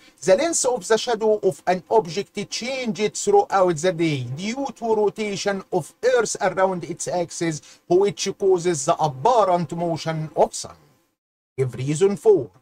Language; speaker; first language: English; non-native, fluent; Arabic